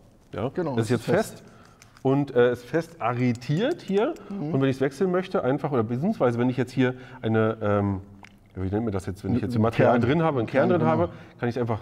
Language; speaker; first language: German; native; German